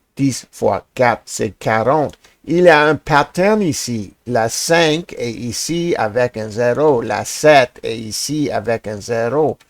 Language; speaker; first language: French; non-native, learner; English